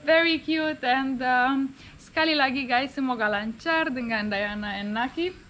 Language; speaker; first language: Indonesian; non-native, fluent; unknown